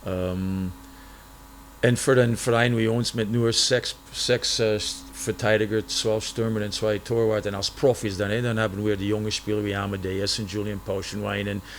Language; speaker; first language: German; non-native, fluent; English